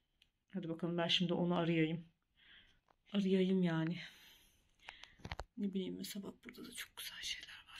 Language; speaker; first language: Turkish; native; Turkish